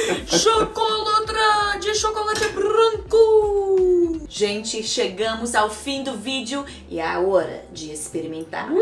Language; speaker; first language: Portuguese; non-native, fluent; English